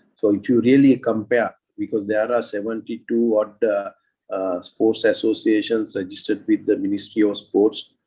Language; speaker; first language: English; non-native, local second language; Sinhala